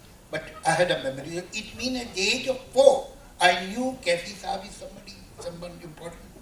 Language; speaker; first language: English; non-native, local second language; Urdu